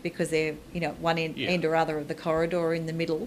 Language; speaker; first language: English; native; English